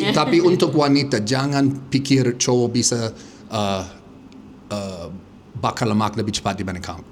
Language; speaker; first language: Indonesian; non-native, fluent; English